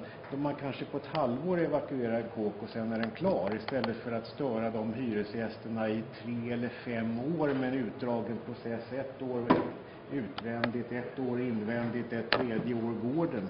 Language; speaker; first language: Swedish; native; Swedish